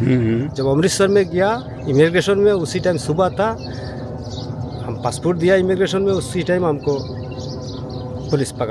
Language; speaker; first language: Hindi; non-native, fluent; Pashto